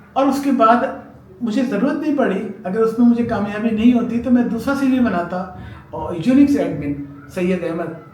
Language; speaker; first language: Urdu; native; Urdu